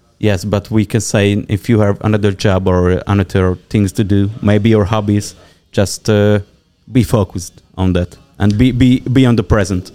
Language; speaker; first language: English; non-native, fluent; Hungarian